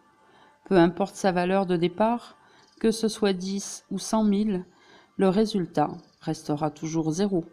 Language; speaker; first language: French; native; French